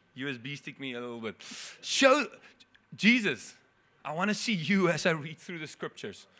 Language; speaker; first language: English; non-native, local second language; Afrikaans